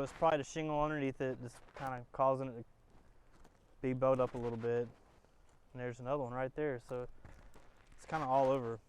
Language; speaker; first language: English; native; English